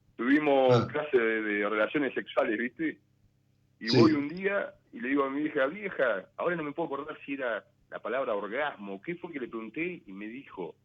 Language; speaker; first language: Spanish; native; Spanish